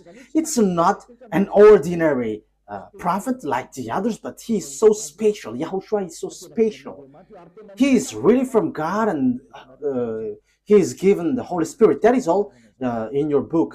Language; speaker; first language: English; non-native, fluent; Malagasy